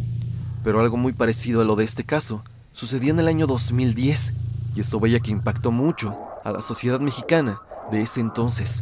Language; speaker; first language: Spanish; native; Spanish